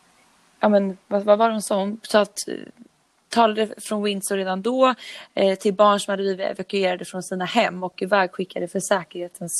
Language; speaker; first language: Swedish; native; Swedish